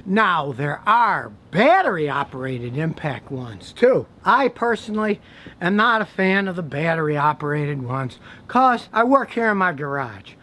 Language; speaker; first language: English; native; English